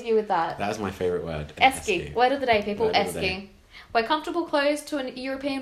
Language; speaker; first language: English; native; English